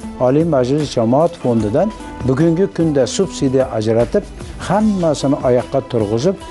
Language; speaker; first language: Uzbek; non-native, local second language; Kazakh